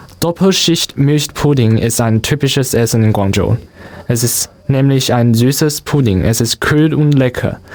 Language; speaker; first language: German; non-native, learner; Chinese